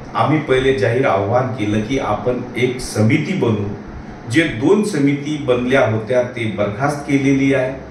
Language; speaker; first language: Marathi; non-native, local second language; Lambadi